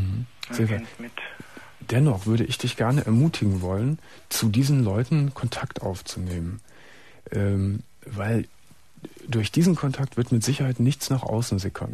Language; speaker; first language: German; native; German